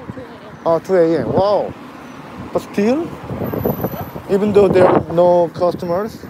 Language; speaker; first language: English; non-native, learner; Korean